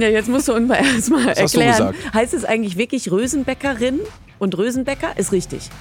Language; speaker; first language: German; native; German